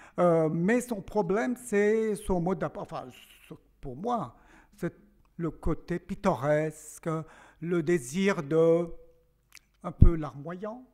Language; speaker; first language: French; non-native, local second language; Armenian